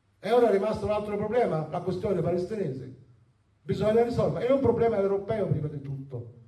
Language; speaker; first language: Italian; non-native, fluent; Arabic